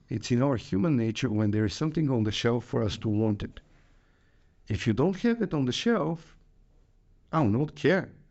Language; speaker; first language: English; non-native, fluent; Bulgarian